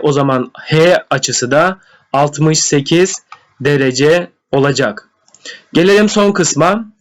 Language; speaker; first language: Turkish; native; Turkish